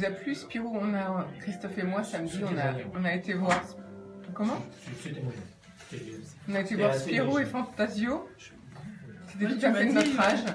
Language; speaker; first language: French; native; French